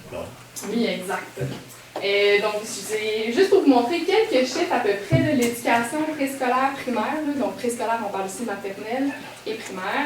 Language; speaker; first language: French; native; French